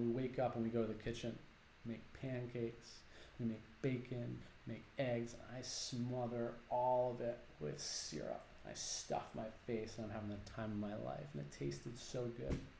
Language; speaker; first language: English; native; English